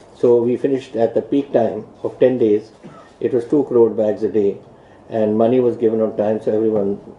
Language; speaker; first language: English; non-native, local second language; Punjabi